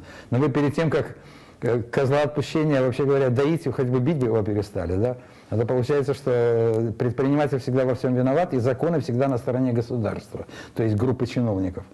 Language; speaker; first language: Russian; native; Russian